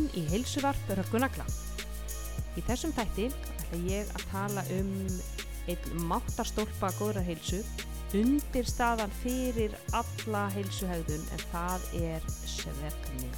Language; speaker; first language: Icelandic; native; Icelandic